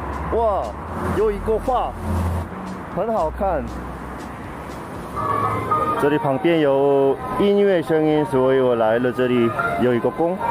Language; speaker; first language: Chinese; non-native, fluent; Korean